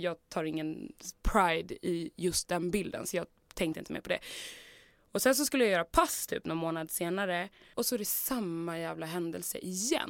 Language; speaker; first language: Swedish; native; Swedish